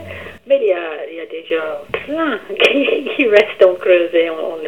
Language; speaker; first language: French; non-native, fluent; English